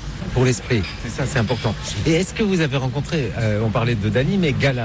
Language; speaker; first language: French; native; French